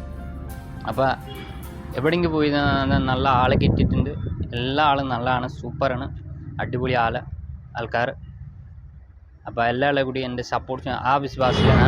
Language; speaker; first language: Malayalam; non-native, learner; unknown